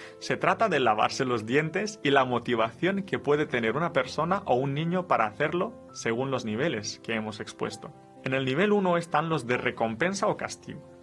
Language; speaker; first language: Spanish; non-native, fluent; Romanian